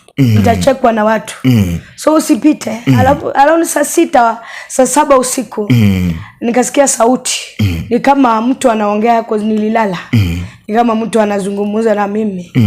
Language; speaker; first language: Swahili; non-native, local second language; Luo (Kenya and Tanzania)